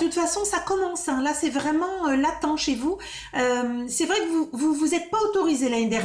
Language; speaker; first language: French; native; French